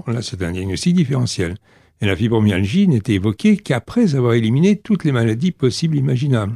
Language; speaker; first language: French; native; French